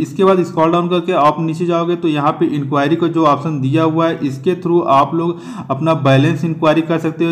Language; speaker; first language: Hindi; native; Hindi